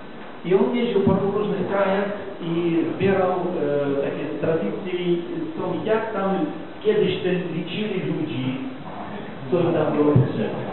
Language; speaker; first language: Polish; non-native, learner; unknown